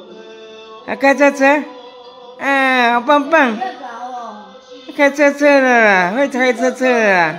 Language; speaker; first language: Chinese; native; Chinese